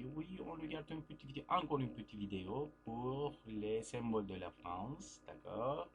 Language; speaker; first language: French; non-native, fluent; Turkish